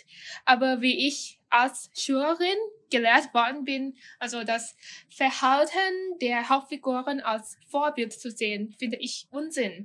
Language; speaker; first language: German; non-native, fluent; Thai